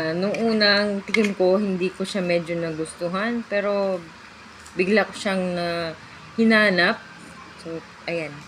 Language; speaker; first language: Filipino; non-native, local second language; Cebuano